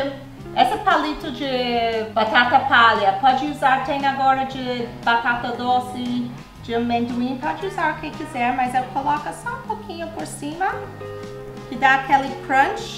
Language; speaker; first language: Portuguese; non-native, fluent; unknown